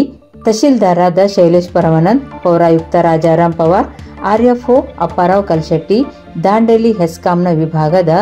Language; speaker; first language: Kannada; native; Kannada